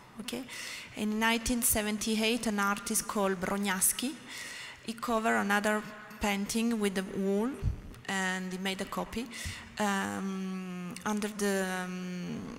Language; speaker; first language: English; non-native, learner; French